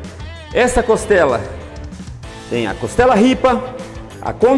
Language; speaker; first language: Portuguese; native; Portuguese